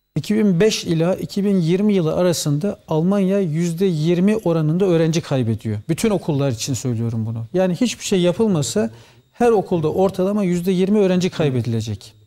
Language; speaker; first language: Turkish; early bilingual, heritage; Turkish